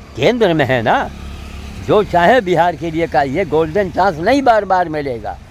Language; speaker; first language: Hindi; native; Hindi